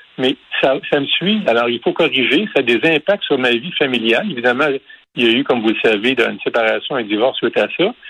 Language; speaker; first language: French; native; French